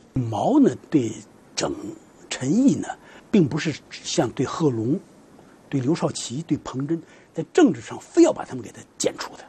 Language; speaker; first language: Chinese; native; Chinese